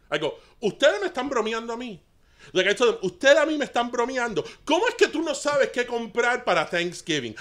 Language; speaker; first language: Spanish; early bilingual, heritage; Spanish